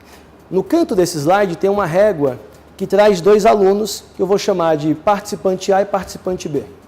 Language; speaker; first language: Portuguese; native; Portuguese